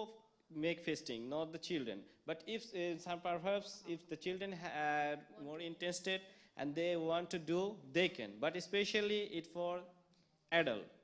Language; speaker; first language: English; non-native, local second language; Bangla